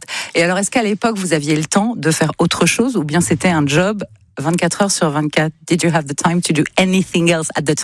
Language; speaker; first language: French; native; French